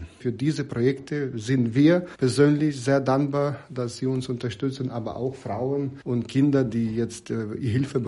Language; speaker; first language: German; non-native, fluent; Ukrainian